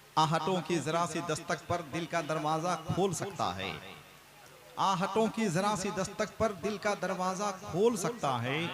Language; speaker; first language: Hindi; native; Hindi